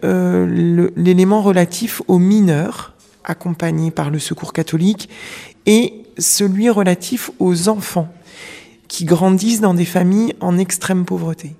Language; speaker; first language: French; native; French